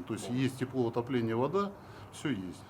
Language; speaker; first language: Russian; native; Russian